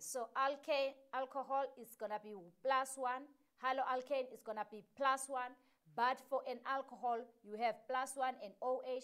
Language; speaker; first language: English; non-native, local second language; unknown